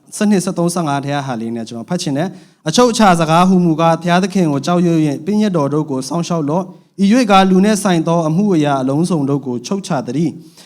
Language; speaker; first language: Burmese; non-native, local second language; Hakha Chin